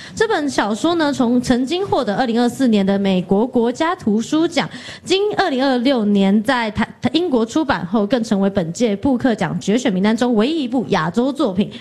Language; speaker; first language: Chinese; native; Chinese